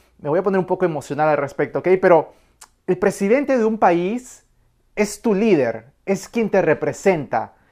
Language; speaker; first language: Spanish; native; Spanish